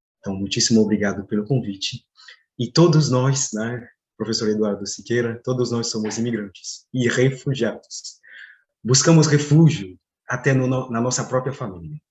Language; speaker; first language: Portuguese; non-native, fluent; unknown